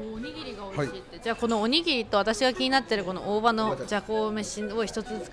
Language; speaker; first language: Japanese; native; Japanese